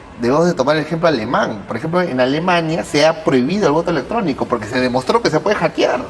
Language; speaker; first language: Spanish; native; Spanish